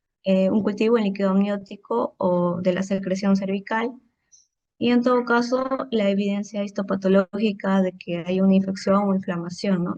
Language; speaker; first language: Spanish; native; Spanish